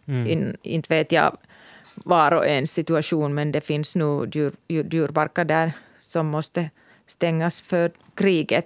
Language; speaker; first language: Swedish; non-native, local second language; Finnish